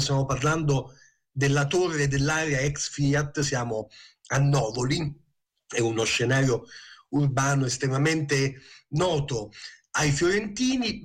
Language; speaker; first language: Italian; native; Italian